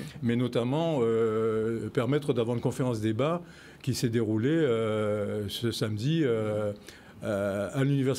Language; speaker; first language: French; native; French